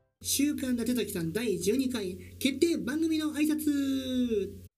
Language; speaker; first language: Japanese; native; Japanese